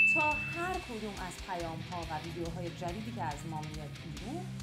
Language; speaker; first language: Persian; native; Persian